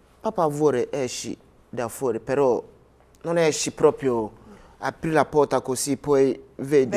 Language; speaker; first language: Italian; non-native, learner; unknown